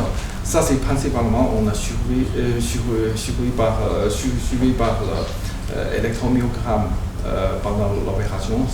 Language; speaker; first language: French; non-native, learner; Chinese